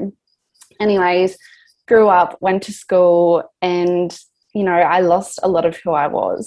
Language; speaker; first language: English; native; English